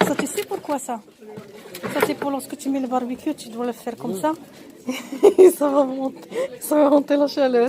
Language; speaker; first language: French; non-native, local second language; Arabic